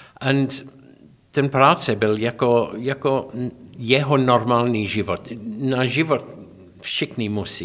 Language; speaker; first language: Czech; non-native, learner; English